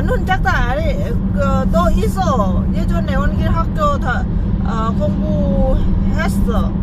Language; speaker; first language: Korean; non-native, learner; Lao